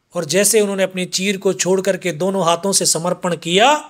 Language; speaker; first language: Hindi; native; Hindi